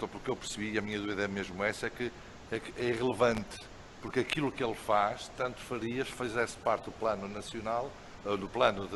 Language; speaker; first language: Portuguese; native; Portuguese